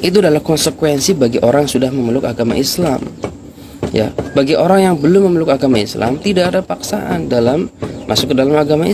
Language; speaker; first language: Indonesian; native; Indonesian